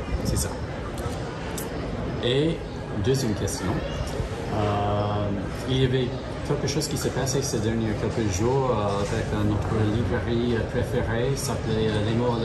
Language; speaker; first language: French; non-native, fluent; English